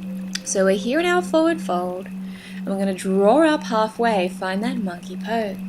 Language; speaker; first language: English; native; English